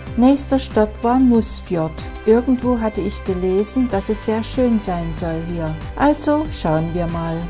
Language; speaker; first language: German; native; German